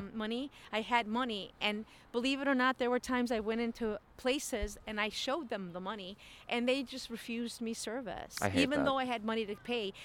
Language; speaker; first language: English; native; English